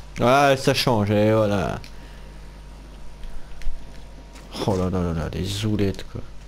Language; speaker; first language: French; native; French